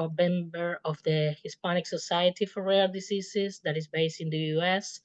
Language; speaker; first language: English; non-native, fluent; Spanish